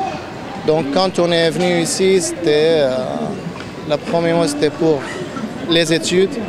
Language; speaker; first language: French; non-native, fluent; Arabic